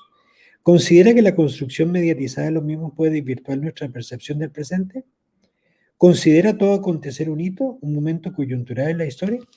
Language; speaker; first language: Spanish; native; Spanish